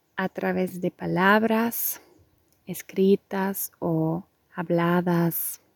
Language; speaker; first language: Spanish; non-native, fluent; German